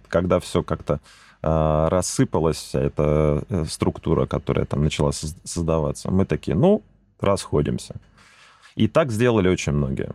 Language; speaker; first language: Russian; native; Russian